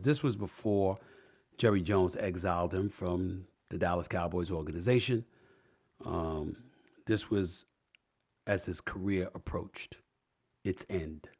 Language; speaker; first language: English; native; English